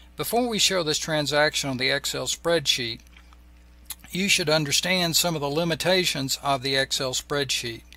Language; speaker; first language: English; native; English